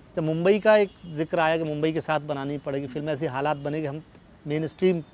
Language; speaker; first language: Hindi; native; Hindi